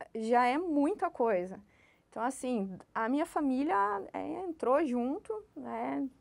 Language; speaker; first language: Portuguese; native; Portuguese